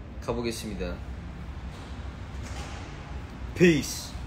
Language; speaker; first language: Korean; early bilingual, heritage; Korean